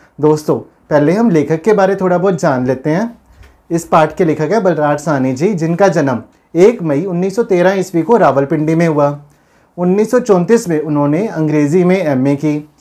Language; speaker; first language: Hindi; non-native, local second language; Punjabi